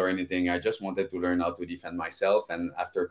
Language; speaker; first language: English; non-native, fluent; French